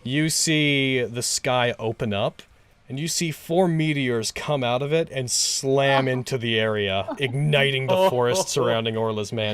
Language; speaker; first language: English; native; English